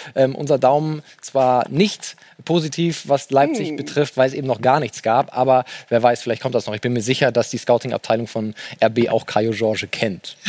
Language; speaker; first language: German; native; German